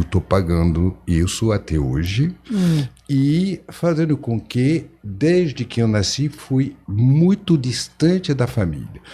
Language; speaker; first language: Portuguese; non-native, fluent; French